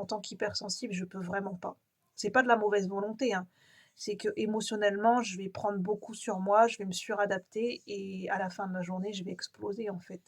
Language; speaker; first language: French; native; French